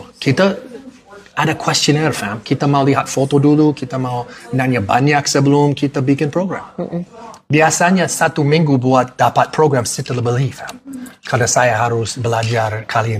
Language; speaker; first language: Indonesian; non-native, learner; English